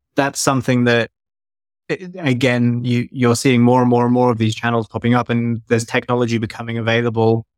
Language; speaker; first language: English; native; English